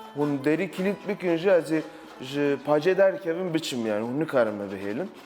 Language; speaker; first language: Kurdish; non-native, local second language; Turkish